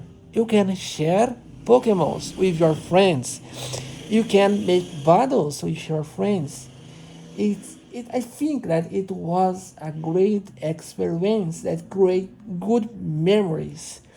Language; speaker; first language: English; non-native, learner; Portuguese